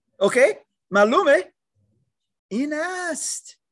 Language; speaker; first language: Persian; non-native, learner; English